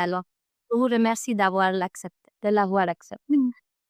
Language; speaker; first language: French; non-native, fluent; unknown